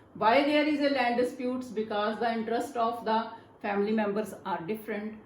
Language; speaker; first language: English; non-native, local second language; Punjabi